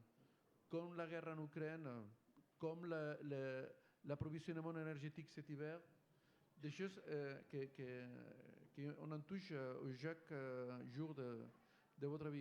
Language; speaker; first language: French; non-native, fluent; Spanish